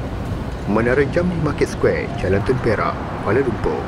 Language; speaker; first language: Malay; native; Malay